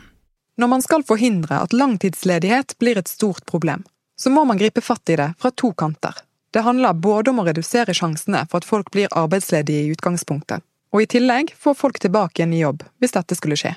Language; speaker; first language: Norwegian; native; Norwegian